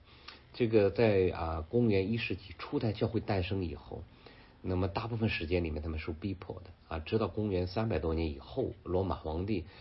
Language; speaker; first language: Chinese; native; Chinese